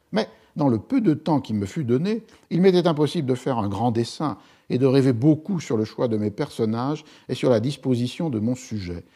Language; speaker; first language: French; native; French